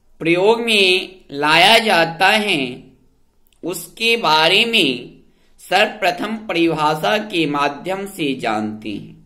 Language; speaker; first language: Hindi; native; Hindi